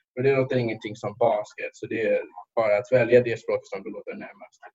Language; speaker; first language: Swedish; early bilingual, heritage; English